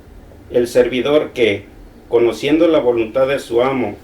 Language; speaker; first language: Spanish; native; Spanish